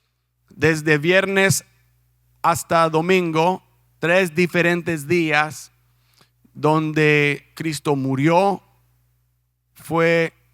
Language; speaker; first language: Spanish; non-native, fluent; English